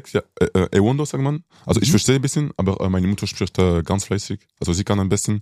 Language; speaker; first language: German; non-native, local second language; French